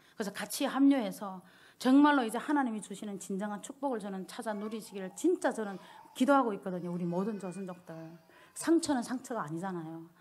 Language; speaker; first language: Korean; early bilingual, heritage; Korean